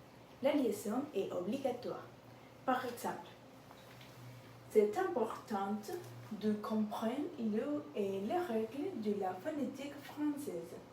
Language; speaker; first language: French; non-native, learner; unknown